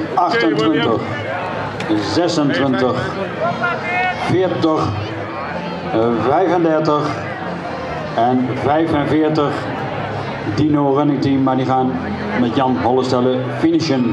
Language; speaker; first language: Dutch; native; Dutch